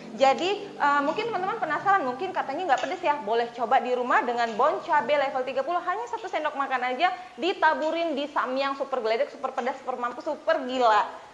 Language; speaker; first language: Indonesian; native; Indonesian